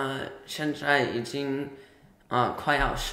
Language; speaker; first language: Chinese; early bilingual, heritage; Chinese